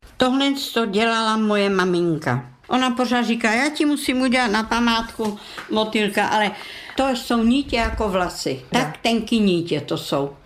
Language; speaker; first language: Czech; non-native, local second language; German